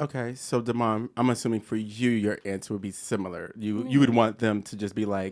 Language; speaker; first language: English; native; English